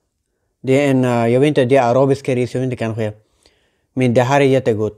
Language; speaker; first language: Swedish; non-native, learner; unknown